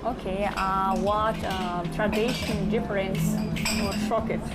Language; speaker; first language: English; non-native, learner; Kazakh